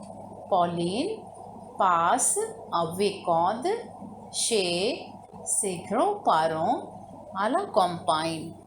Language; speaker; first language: French; non-native, fluent; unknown